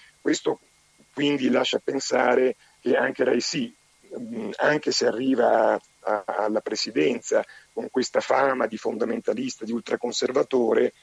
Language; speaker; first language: Italian; non-native, fluent; Spanish